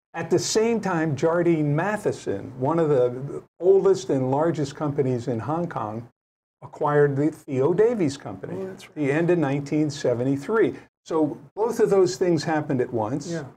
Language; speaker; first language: English; native; English